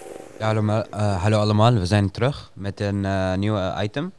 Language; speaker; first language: Dutch; early bilingual, other home language; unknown